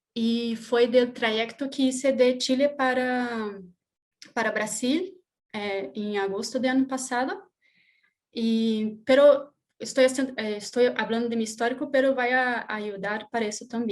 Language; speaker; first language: Spanish; non-native, learner; Portuguese